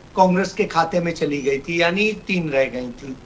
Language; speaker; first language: Hindi; native; Hindi